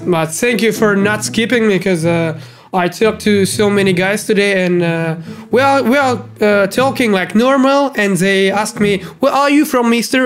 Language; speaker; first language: English; non-native, learner; Russian